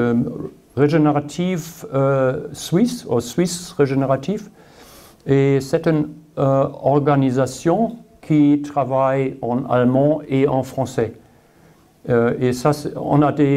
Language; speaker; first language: French; non-native, learner; German